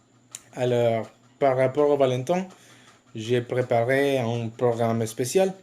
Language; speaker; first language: French; non-native, learner; Spanish